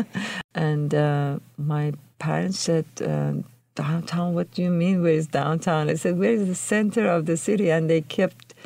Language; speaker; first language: English; non-native, fluent; Persian